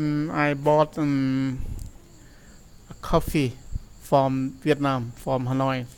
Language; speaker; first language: English; non-native, learner; Thai